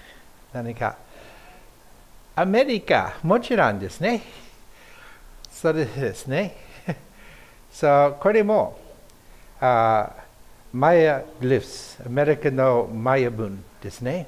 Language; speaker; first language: Japanese; non-native, fluent; English